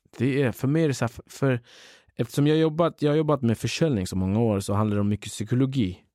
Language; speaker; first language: Swedish; early bilingual, other home language; Central Kurdish